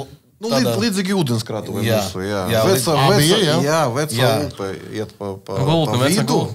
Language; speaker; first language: Latvian; non-native, learner; Russian